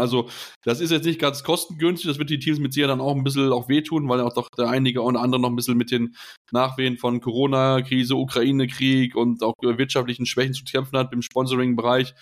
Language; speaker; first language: German; native; German